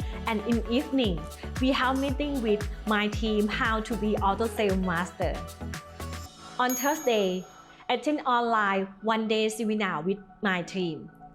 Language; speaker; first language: English; non-native, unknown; Thai